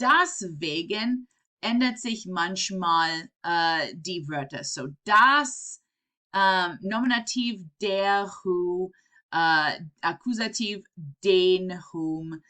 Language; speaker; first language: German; non-native, fluent; English